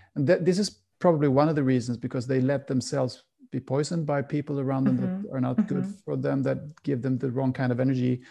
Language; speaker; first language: English; non-native, fluent; Swedish